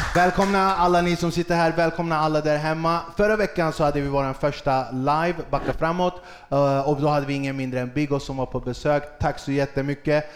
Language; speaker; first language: Swedish; early bilingual, other home language; Kurdish